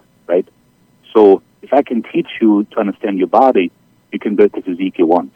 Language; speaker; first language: English; non-native, fluent; German